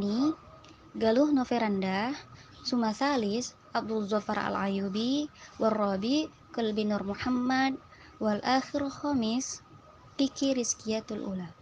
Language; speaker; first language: Arabic; non-native, learner; Indonesian